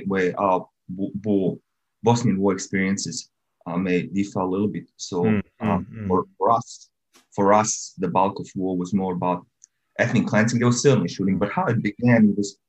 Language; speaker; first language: English; non-native, fluent; Bosnian